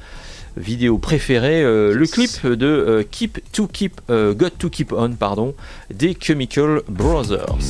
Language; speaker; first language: French; native; French